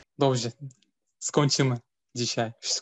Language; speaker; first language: Polish; non-native, learner; Turkish